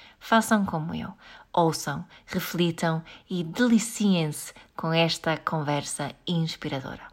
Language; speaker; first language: Portuguese; native; Portuguese